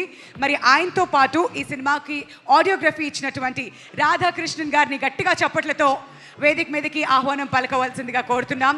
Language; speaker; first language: Telugu; native; Telugu